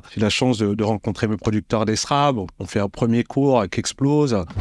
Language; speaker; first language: French; native; French